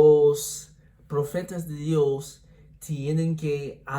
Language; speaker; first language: Spanish; non-native, learner; English